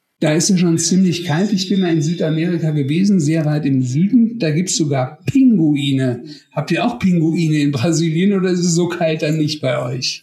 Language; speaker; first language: German; native; German